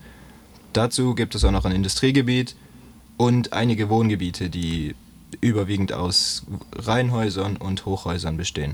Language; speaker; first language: German; native; German